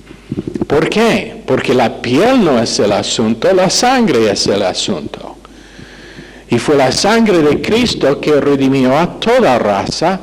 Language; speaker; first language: Spanish; non-native, fluent; English